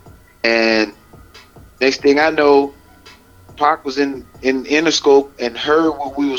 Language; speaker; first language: English; native; English